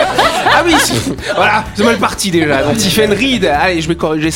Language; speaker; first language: French; native; French